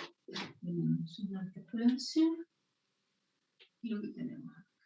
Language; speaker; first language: Spanish; native; Spanish